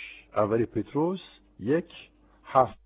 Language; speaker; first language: Persian; non-native, fluent; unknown